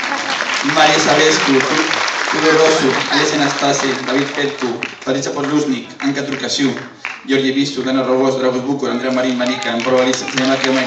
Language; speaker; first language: Romanian; non-native, learner; Spanish